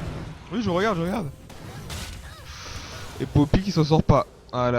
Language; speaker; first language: French; native; French